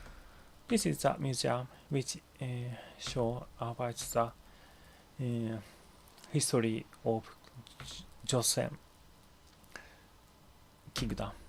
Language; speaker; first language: English; non-native, learner; Japanese